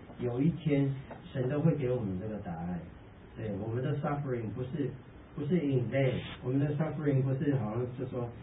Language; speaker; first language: Chinese; early bilingual, heritage; Chinese